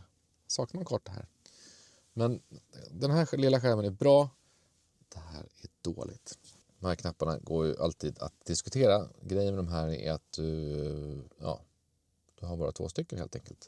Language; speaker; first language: Swedish; native; Swedish